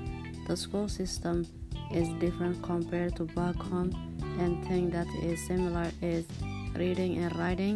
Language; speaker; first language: English; non-native, learner; Somali